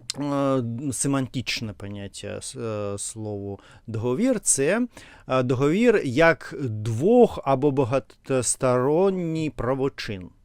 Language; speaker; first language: Ukrainian; non-native, learner; Russian